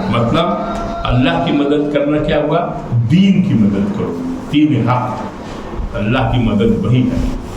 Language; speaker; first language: Urdu; native; Urdu